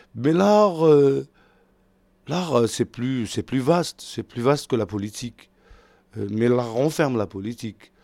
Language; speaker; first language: French; non-native, local second language; Arabic